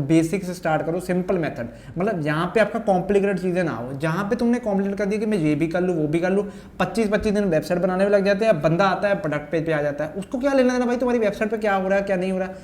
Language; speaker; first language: Hindi; native; Hindi